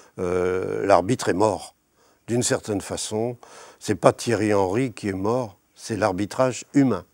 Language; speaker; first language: French; native; French